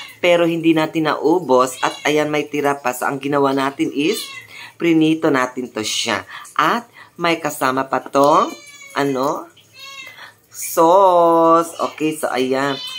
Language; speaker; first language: Filipino; non-native, local second language; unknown